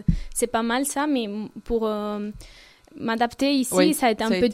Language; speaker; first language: French; non-native, fluent; Spanish